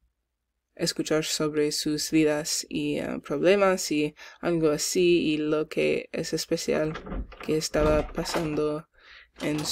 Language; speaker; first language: Spanish; non-native, learner; English